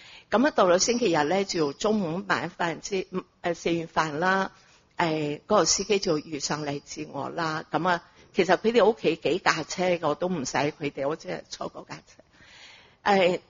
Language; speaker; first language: Cantonese; non-native, fluent; Chinese